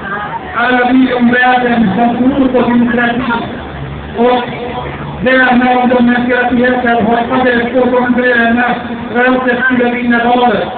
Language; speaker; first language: Swedish; non-native, fluent; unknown